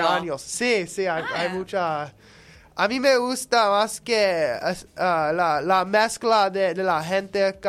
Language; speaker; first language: Spanish; non-native, fluent; English